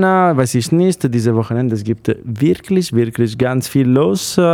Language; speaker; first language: German; non-native, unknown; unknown